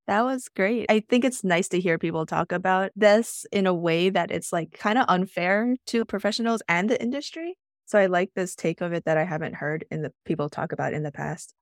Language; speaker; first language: English; native; English